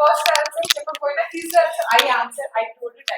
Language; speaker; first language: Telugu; non-native, learner; Kannada